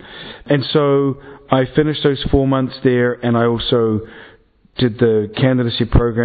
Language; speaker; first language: English; native; English